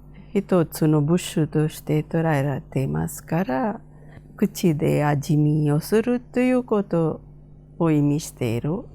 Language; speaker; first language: Japanese; non-native, fluent; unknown